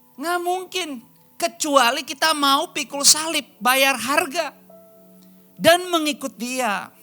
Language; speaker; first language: Indonesian; native; Indonesian